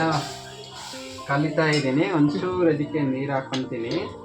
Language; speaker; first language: Kannada; non-native, fluent; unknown